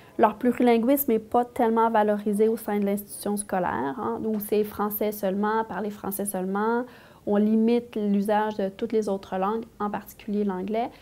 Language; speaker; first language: French; native; French